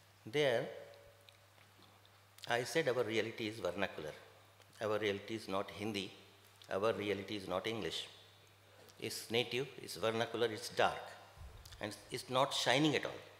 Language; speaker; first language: English; non-native, local second language; Bhojpuri